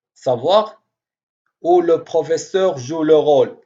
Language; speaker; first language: French; non-native, local second language; Arabic